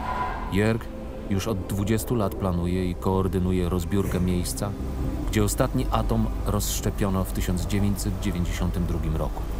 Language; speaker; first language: Polish; native; Polish